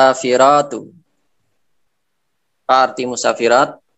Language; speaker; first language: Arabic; non-native, fluent; Indonesian